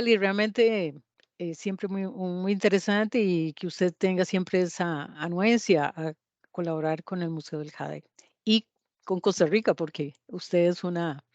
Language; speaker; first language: Spanish; native; Spanish